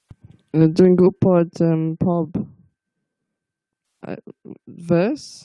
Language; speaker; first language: Welsh; non-native, learner; English